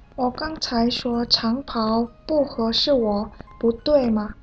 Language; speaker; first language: Chinese; non-native, fluent; Korean